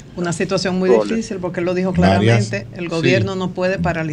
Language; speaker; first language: Spanish; native; Spanish